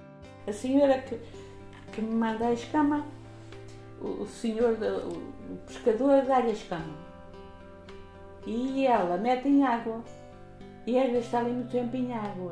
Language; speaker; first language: Portuguese; native; Portuguese